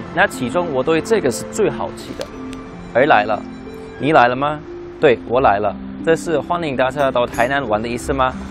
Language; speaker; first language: Chinese; non-native, fluent; German